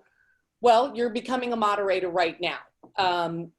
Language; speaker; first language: English; native; English